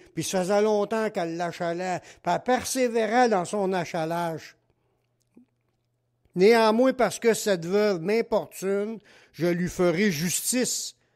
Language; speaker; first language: French; native; French